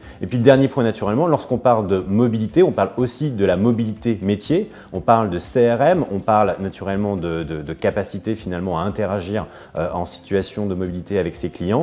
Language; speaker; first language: French; native; French